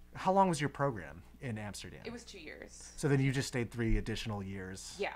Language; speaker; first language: English; native; English